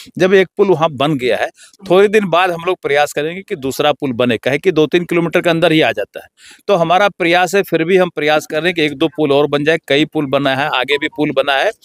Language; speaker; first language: Hindi; native; Hindi